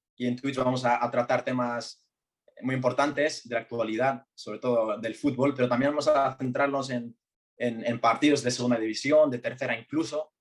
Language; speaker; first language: Spanish; early bilingual, other home language; Arabic